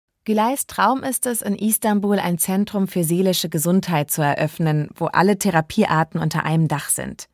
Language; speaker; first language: German; native; German